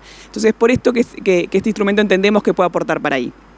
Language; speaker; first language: Spanish; native; Spanish